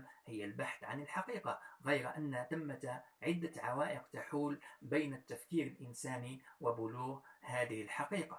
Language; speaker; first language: Arabic; native; Arabic